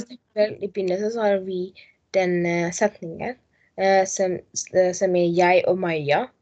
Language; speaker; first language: Norwegian; non-native, learner; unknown